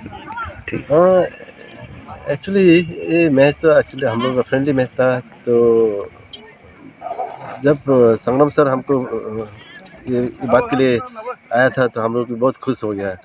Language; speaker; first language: Hindi; non-native, local second language; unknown